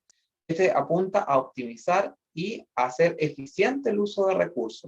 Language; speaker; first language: Spanish; native; Spanish